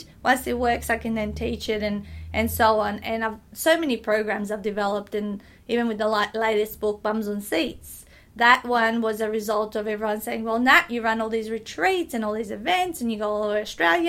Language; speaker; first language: English; non-native, fluent; Macedonian